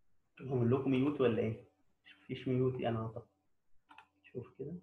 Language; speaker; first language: Arabic; native; Arabic